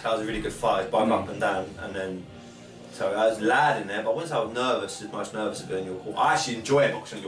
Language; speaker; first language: English; native; English